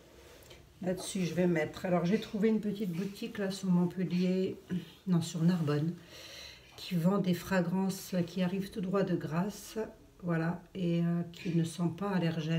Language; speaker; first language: French; native; French